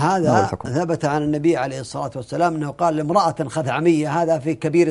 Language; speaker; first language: Arabic; native; Arabic